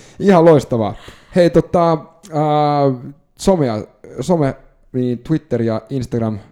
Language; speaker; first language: Finnish; native; Finnish